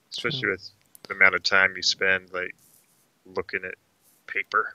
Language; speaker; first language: English; native; English